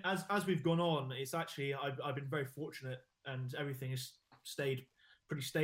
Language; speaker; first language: English; native; English